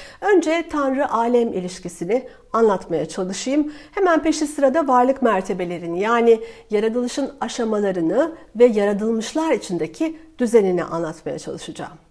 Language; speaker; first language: Turkish; native; Turkish